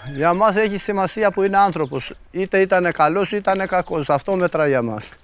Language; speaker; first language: Greek; non-native, fluent; Albanian